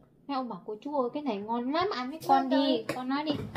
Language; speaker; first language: Vietnamese; native; Vietnamese